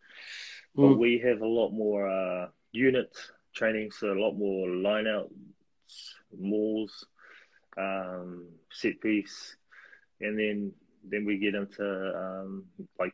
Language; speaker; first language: English; native; English